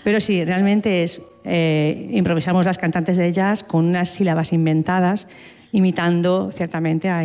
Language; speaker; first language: Spanish; native; Spanish